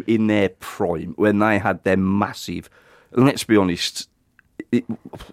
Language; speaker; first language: English; native; English